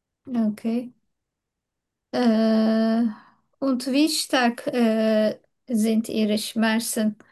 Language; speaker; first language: German; non-native, learner; Turkish